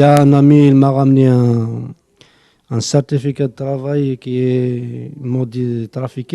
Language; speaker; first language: French; non-native, local second language; Arabic